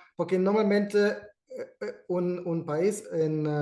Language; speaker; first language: Spanish; non-native, fluent; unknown